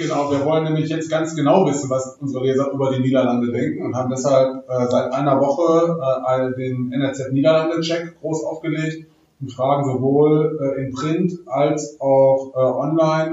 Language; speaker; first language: German; native; German